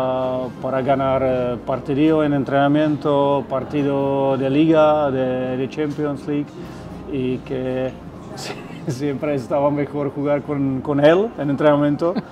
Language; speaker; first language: Spanish; non-native, fluent; Czech